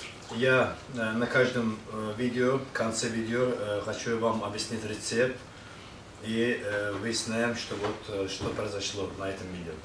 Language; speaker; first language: Russian; non-native, learner; Azerbaijani